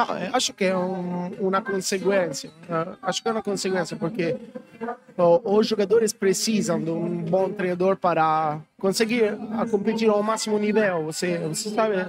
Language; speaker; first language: Portuguese; non-native, learner; Italian